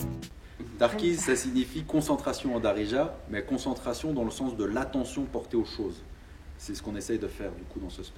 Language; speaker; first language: French; native; French